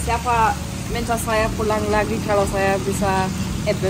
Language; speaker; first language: Indonesian; non-native, fluent; German